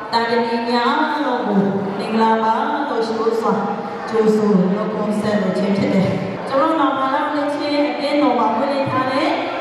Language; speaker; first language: Burmese; non-native, local second language; Lahu